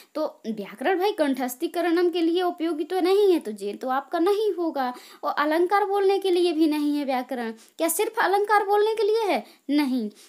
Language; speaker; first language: Hindi; native; Hindi